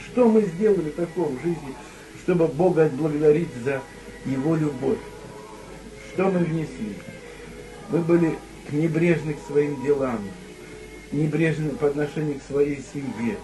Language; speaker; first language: Russian; native; Russian